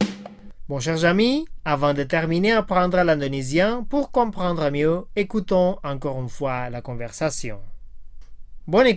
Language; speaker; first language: French; non-native, fluent; Indonesian